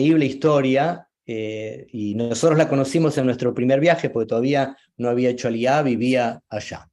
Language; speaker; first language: Spanish; native; Spanish